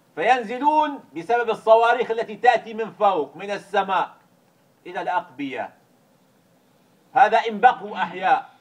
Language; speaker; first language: Arabic; native; Arabic